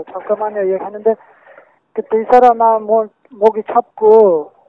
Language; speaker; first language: Korean; non-native, learner; Uzbek